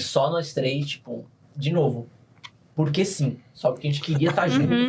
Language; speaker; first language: Portuguese; native; Portuguese